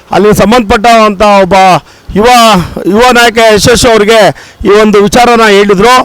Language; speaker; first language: Kannada; native; Kannada